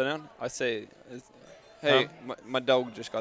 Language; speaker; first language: English; native; English